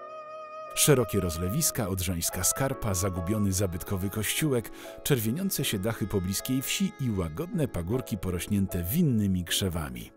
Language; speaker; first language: Polish; native; Polish